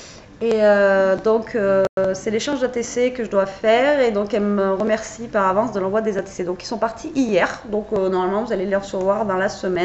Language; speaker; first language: French; native; French